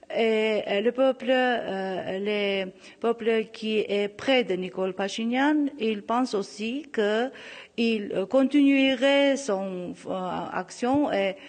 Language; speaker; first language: French; non-native, local second language; Armenian